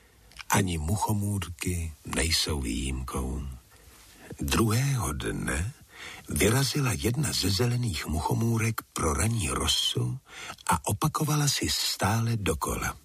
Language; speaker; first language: Czech; native; Czech